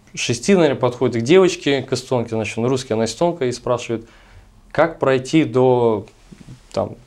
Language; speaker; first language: Russian; native; Russian